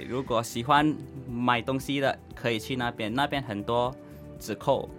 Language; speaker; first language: Chinese; non-native, fluent; Indonesian